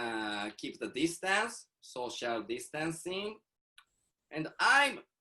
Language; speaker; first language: English; non-native, learner; Japanese